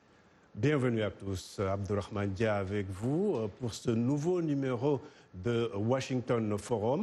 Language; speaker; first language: French; native; French